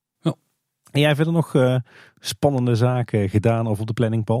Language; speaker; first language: Dutch; native; Dutch